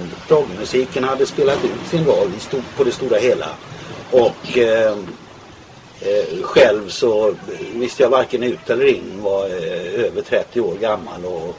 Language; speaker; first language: Swedish; native; Swedish